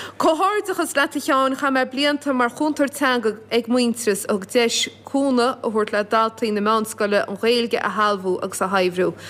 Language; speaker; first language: Irish; native; Irish